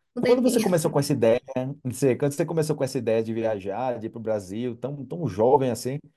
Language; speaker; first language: Portuguese; native; Portuguese